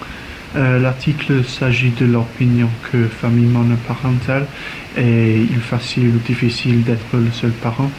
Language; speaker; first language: French; non-native, learner; English